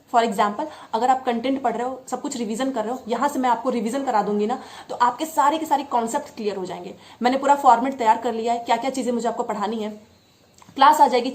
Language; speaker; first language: Hindi; native; Hindi